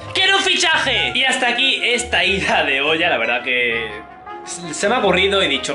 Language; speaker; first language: Spanish; native; Spanish